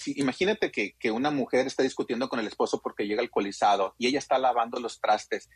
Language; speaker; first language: Spanish; native; Spanish